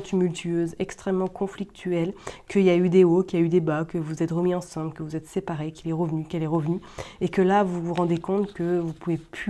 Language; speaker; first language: French; native; French